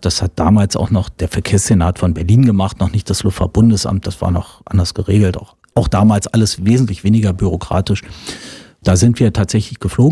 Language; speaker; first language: German; native; German